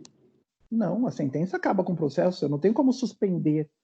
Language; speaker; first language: Portuguese; native; Portuguese